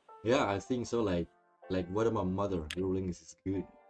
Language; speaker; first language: English; non-native, fluent; Indonesian